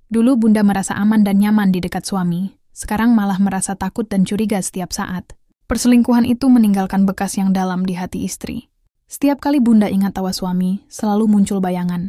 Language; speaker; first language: Indonesian; native; Indonesian